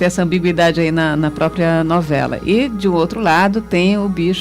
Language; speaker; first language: Portuguese; native; Portuguese